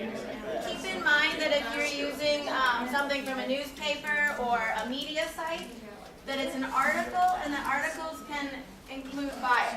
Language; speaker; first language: English; native; English